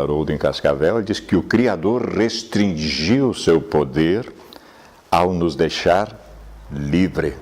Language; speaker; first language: Portuguese; native; Portuguese